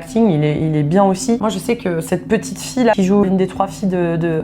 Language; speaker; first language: French; native; French